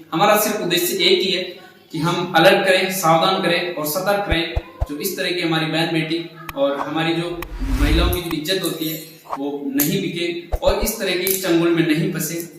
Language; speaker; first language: Hindi; native; Hindi